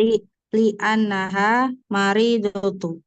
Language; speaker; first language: Arabic; non-native, learner; Indonesian